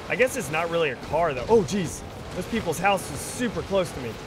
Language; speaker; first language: English; native; English